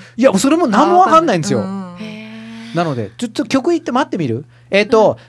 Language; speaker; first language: Japanese; early bilingual, heritage; Portuguese